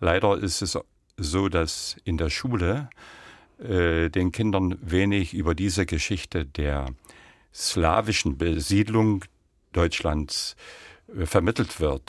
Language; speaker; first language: German; non-native, local second language; Upper Sorbian